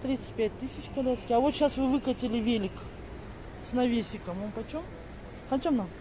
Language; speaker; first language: Russian; non-native, local second language; Kazakh